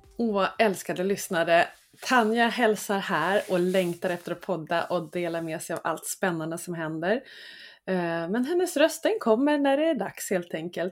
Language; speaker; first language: Swedish; native; Swedish